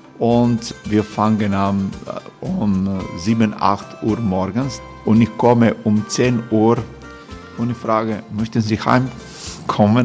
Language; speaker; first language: German; non-native, learner; Croatian